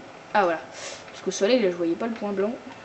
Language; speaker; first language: French; native; French